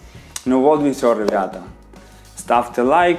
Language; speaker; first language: Russian; non-native, fluent; Spanish